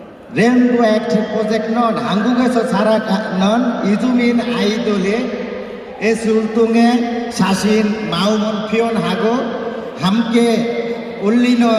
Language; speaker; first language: Korean; non-native, fluent; Bangla